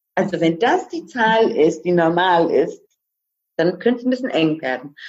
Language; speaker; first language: German; non-native, fluent; Croatian